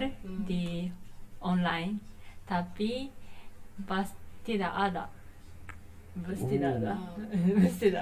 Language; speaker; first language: Indonesian; non-native, learner; Japanese